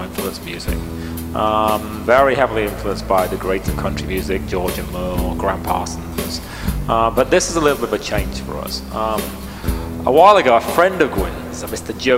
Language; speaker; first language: English; native; English